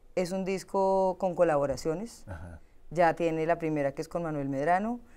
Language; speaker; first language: Spanish; native; Spanish